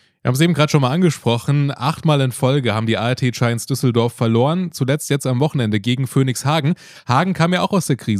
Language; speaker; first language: German; native; German